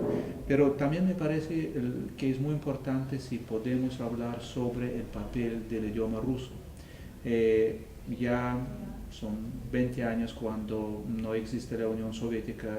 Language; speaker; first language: Spanish; non-native, fluent; Russian